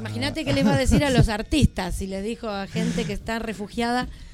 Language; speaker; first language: Spanish; native; Spanish